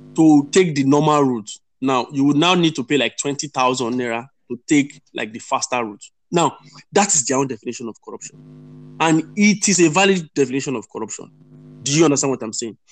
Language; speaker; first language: English; non-native, local second language; Yoruba